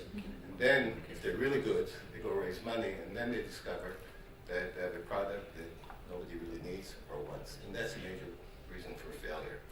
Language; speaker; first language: English; non-native, fluent; Hebrew